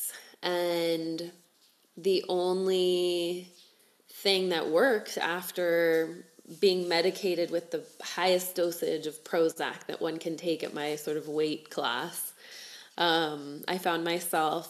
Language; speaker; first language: English; native; English